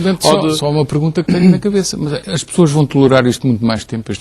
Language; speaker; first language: Portuguese; native; Portuguese